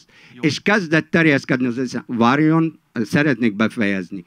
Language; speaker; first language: Hungarian; non-native, fluent; Arabic